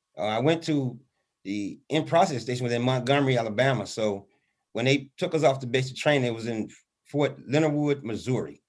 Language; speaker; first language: English; native; English